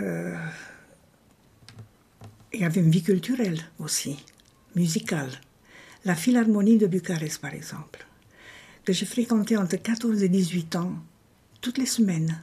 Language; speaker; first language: French; non-native, fluent; Romanian